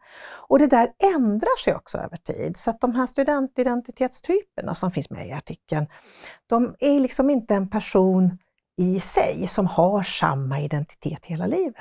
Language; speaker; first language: Swedish; native; Swedish